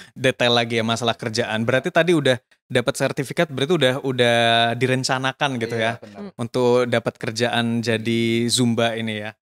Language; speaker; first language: Indonesian; native; Indonesian